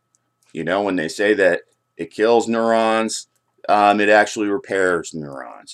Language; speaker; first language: English; native; English